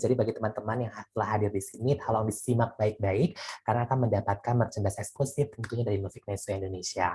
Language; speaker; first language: Indonesian; native; Indonesian